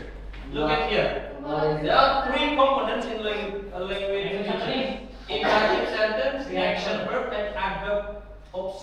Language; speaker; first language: English; non-native, fluent; Indonesian